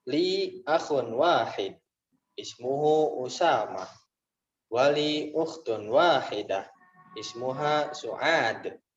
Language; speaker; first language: Arabic; non-native, fluent; Indonesian